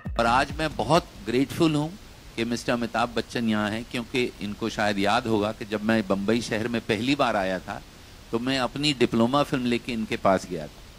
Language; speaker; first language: Hindi; non-native, local second language; Kashmiri